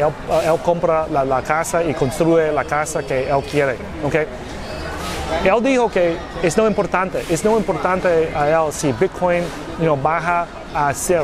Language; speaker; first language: Spanish; non-native, learner; English